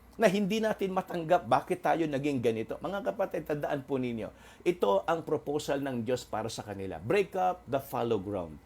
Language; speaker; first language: Filipino; non-native, local second language; Waray